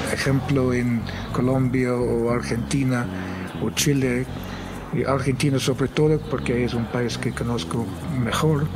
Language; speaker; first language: Spanish; non-native, fluent; English